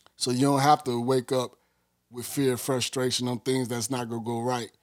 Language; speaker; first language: English; native; English